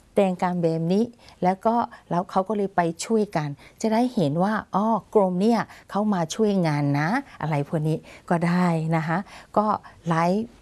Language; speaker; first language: Thai; non-native, fluent; Burmese